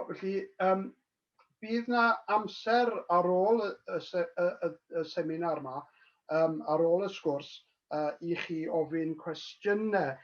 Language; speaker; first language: Welsh; native; Welsh